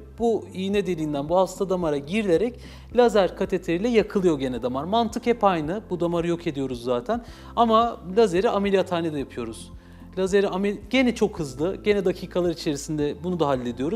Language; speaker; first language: Turkish; native; Turkish